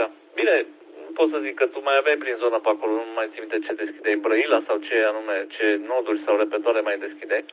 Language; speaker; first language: Romanian; native; Romanian